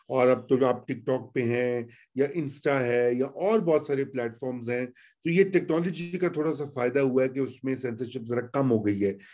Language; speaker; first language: Urdu; native; Urdu